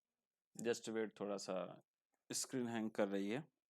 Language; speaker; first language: Hindi; native; Hindi